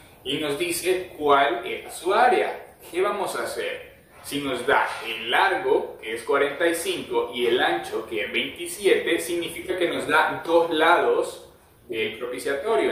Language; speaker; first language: Spanish; native; Spanish